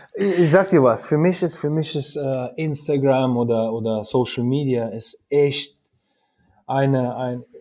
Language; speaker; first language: German; early bilingual, other home language; Russian